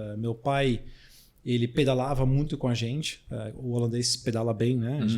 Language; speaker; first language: Portuguese; non-native, fluent; Dutch